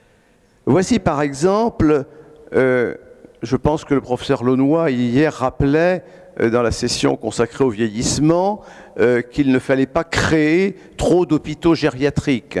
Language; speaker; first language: French; native; French